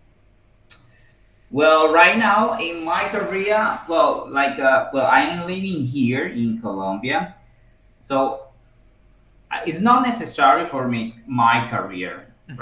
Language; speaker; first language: English; non-native, learner; Spanish